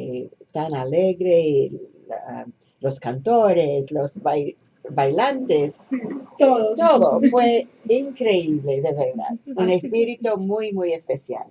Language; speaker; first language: Spanish; non-native, fluent; English